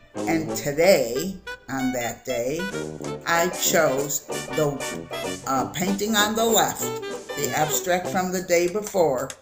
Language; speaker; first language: English; native; English